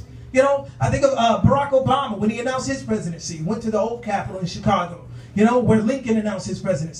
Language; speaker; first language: English; native; English